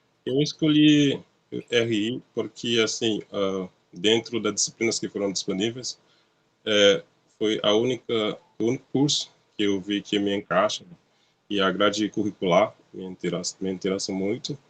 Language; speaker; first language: Portuguese; non-native, local second language; Haitian Creole